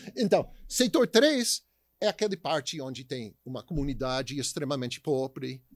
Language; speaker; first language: Portuguese; non-native, fluent; English